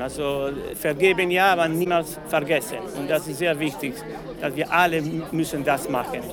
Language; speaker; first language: German; non-native, learner; English